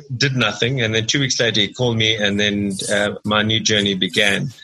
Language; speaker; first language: English; native; English